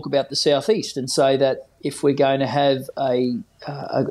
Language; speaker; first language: English; native; English